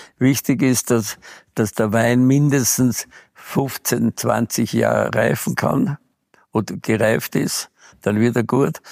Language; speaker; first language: German; native; German